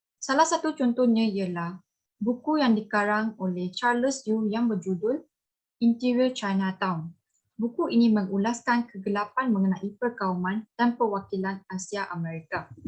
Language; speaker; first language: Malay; non-native, local second language; Chinese